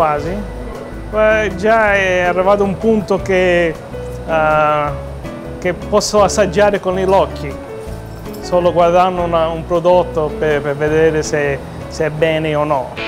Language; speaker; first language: Italian; early bilingual, heritage; Italian